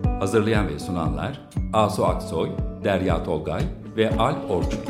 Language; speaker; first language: Turkish; native; Turkish